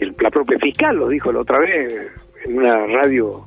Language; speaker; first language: Spanish; native; Spanish